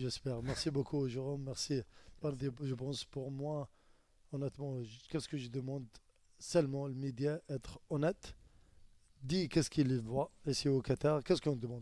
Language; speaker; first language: French; non-native, learner; Arabic